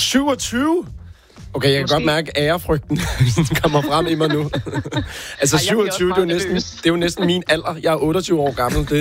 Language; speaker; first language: Danish; native; Danish